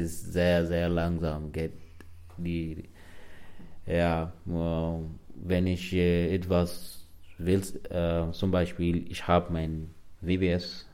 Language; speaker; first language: German; non-native, learner; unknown